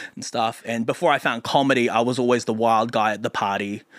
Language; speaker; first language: English; native; English